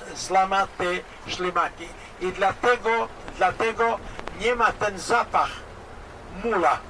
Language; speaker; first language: Polish; non-native, learner; Albanian